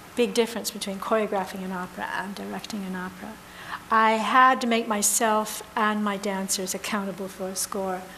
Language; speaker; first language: English; native; English